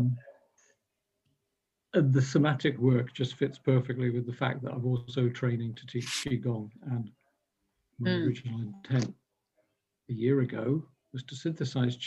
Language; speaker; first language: English; native; English